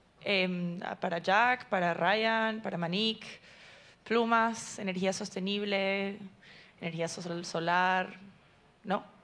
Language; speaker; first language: Spanish; native; Spanish